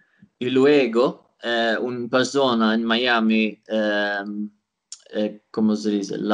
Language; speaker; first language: Spanish; non-native, learner; Swedish